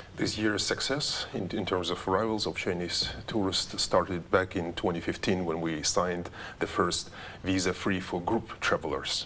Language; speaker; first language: English; non-native, fluent; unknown